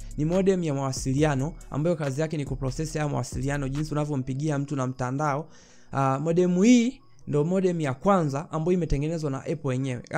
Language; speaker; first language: Swahili; native; Swahili